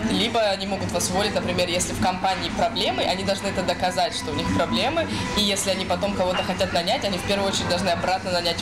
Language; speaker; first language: Russian; native; Russian